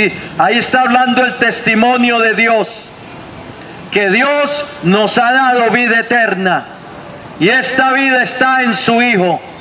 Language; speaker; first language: Spanish; native; Spanish